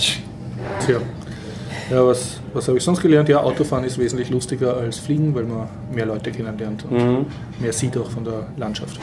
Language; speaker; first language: German; native; German